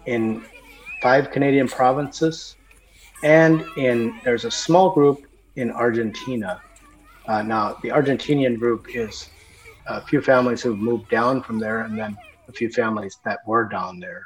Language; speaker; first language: English; early bilingual, other home language; German